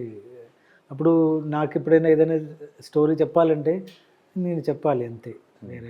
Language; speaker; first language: Telugu; non-native, learner; Malayalam